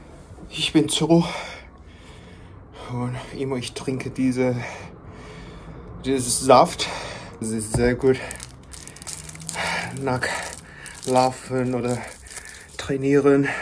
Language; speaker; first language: German; non-native, learner; Korean